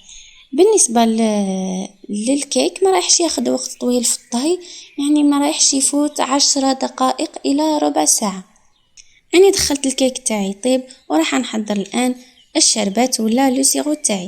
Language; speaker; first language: Arabic; native; Arabic